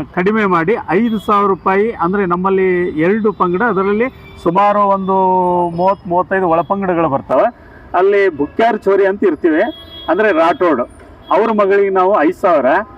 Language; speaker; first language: Kannada; non-native, local second language; Lambadi